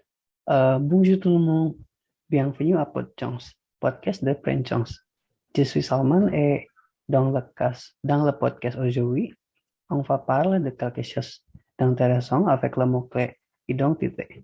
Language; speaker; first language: French; non-native, learner; Indonesian